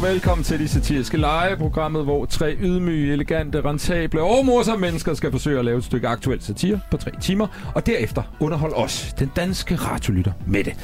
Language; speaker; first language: Danish; native; Danish